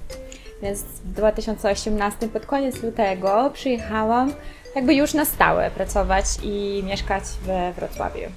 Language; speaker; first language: Polish; non-native, fluent; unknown